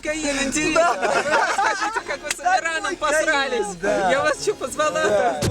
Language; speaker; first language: Russian; native; Russian